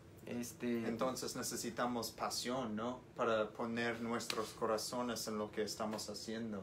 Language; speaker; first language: Spanish; non-native, learner; English